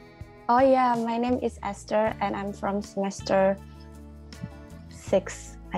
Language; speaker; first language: English; non-native, learner; Indonesian